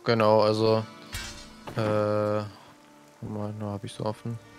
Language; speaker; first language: German; native; German